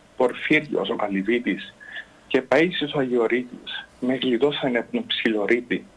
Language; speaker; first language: Greek; native; Greek